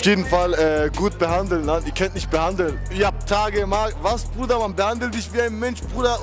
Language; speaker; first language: German; early bilingual, other home language; Turkish